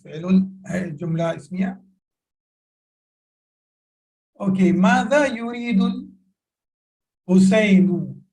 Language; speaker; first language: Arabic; non-native, fluent; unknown